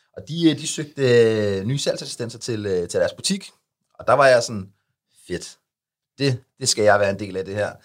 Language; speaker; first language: Danish; early bilingual, other home language; Arabic